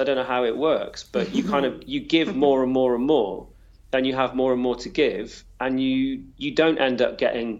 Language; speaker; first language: English; native; English